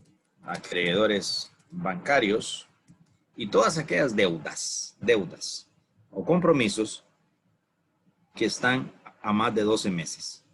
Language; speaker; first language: Spanish; native; Spanish